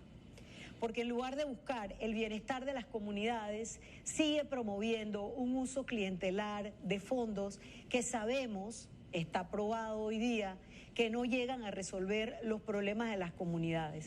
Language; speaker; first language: Spanish; native; Spanish